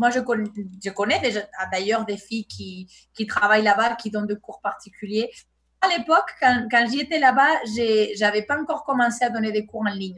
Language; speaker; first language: French; non-native, fluent; Spanish